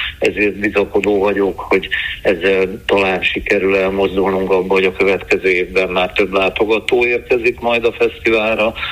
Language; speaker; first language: Hungarian; native; Hungarian